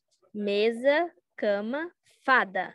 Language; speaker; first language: Spanish; non-native, learner; Portuguese